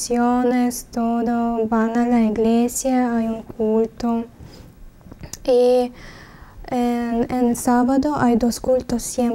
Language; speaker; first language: Spanish; non-native, learner; Russian